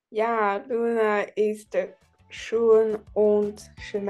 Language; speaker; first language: German; non-native, learner; English